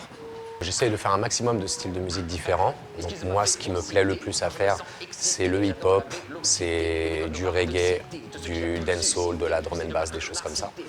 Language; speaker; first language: French; native; French